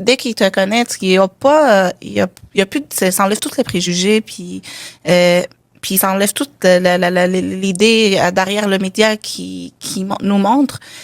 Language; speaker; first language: French; non-native, local second language; Arabic